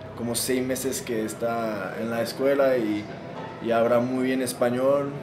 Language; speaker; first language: Spanish; non-native, fluent; French